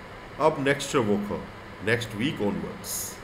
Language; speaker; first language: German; non-native, learner; Hindi